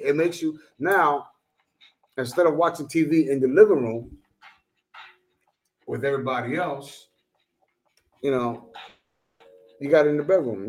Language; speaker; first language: English; non-native, fluent; Spanish